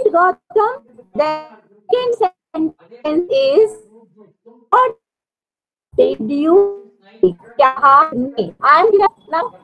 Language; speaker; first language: English; non-native, learner; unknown